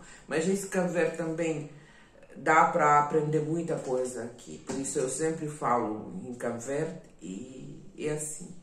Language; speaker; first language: Portuguese; non-native, fluent; Ukrainian